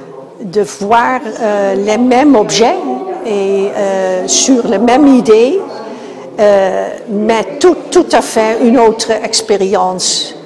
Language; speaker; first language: French; non-native, learner; Spanish